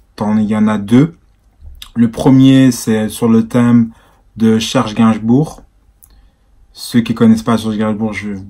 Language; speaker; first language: French; native; French